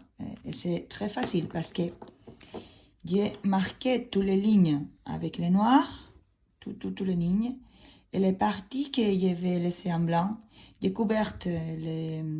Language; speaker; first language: French; non-native, fluent; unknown